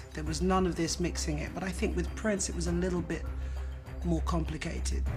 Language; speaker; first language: English; native; English